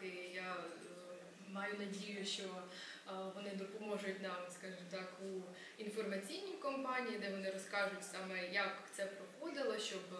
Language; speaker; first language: Ukrainian; native; Ukrainian